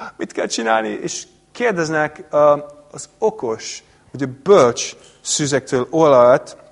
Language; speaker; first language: Hungarian; non-native, fluent; English